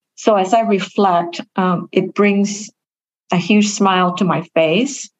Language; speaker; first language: English; early bilingual, other home language; Vietnamese